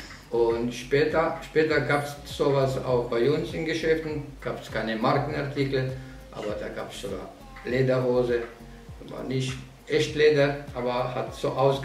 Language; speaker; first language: German; non-native, fluent; Slovenian